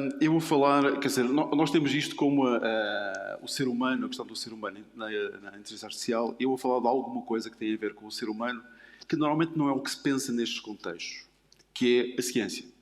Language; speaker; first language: Portuguese; native; Portuguese